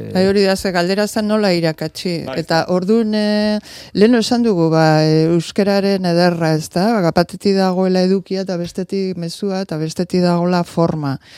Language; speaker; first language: Basque; native; Basque